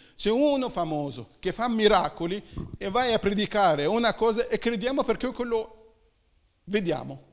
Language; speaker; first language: Italian; non-native, fluent; Arabic